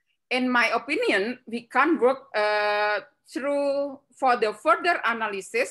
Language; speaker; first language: English; non-native, fluent; Javanese